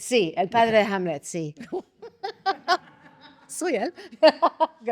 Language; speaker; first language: Spanish; non-native, fluent; English